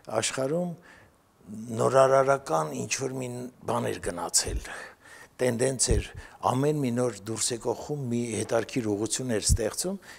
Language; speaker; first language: Armenian; native; Armenian